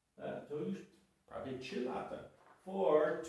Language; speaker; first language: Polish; non-native, fluent; English